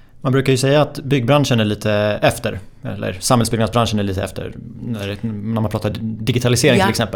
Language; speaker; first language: Swedish; native; Swedish